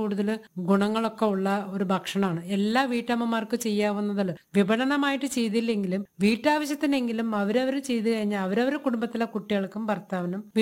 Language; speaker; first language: Malayalam; non-native, local second language; Telugu